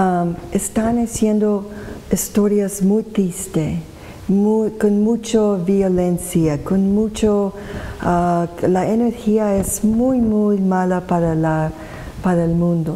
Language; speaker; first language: Spanish; non-native, learner; English